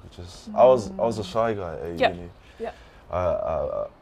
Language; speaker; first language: English; early bilingual, other home language; Tongan